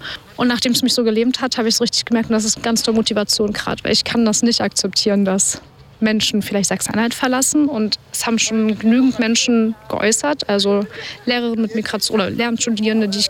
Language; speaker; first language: German; native; German